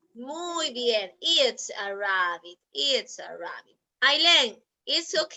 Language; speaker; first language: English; non-native, fluent; Spanish